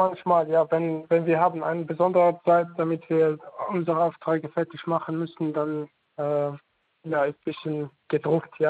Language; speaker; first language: German; non-native, learner; Arabic